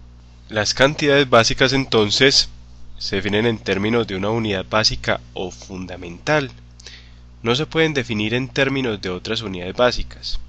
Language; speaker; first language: Spanish; native; Spanish